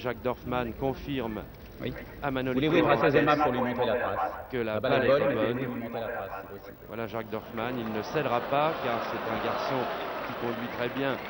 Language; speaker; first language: French; native; French